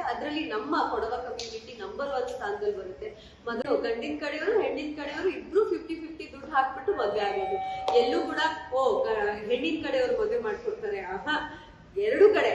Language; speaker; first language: Kannada; non-native, local second language; Kodava